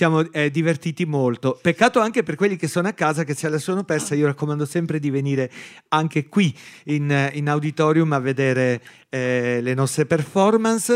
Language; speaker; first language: Italian; native; Italian